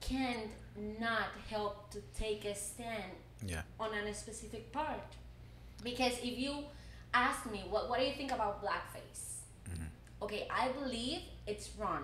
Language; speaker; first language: English; non-native, fluent; Spanish